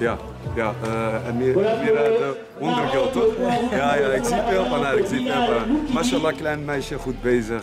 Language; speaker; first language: Dutch; native; Dutch